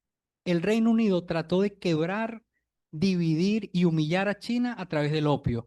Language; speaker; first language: Spanish; native; Spanish